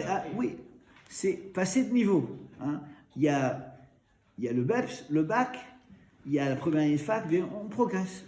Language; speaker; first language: French; native; French